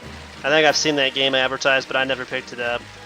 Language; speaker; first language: English; native; English